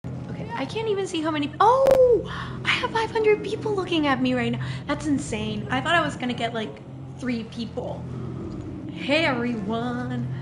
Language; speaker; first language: English; non-native, fluent; Spanish